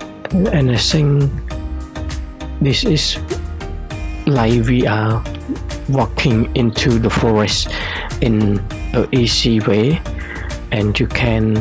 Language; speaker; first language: English; non-native, learner; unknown